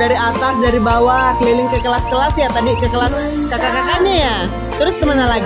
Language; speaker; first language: Indonesian; native; Indonesian